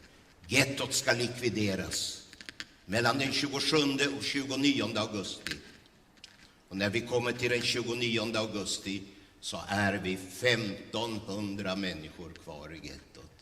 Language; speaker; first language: Swedish; early bilingual, other home language; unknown